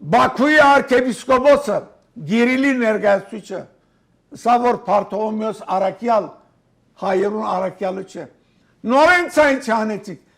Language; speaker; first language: Armenian; early bilingual, heritage; Armenian